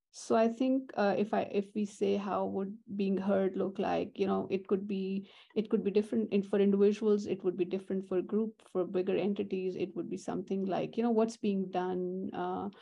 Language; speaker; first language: English; non-native, local second language; Urdu